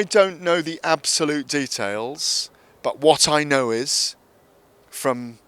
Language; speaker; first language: English; native; English